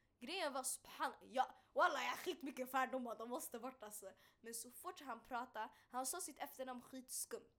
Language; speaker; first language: Swedish; early bilingual, other home language; Tigrinya